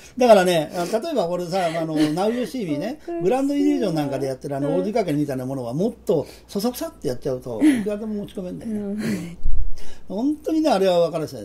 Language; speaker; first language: Japanese; native; Japanese